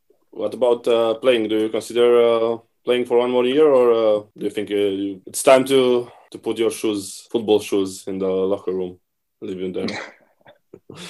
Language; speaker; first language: English; non-native, fluent; Romanian